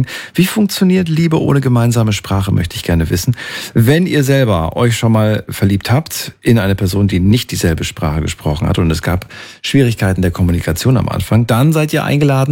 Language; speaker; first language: German; native; German